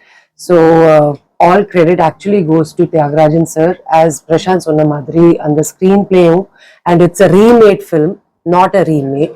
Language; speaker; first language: Tamil; non-native, fluent; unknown